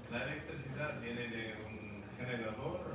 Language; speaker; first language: Spanish; non-native, fluent; English